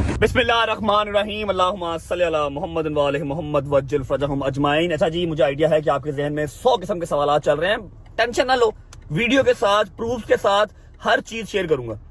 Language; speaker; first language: Urdu; non-native, local second language; Punjabi